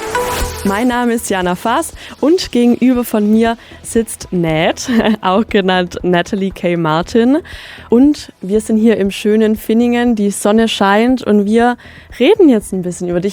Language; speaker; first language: German; native; German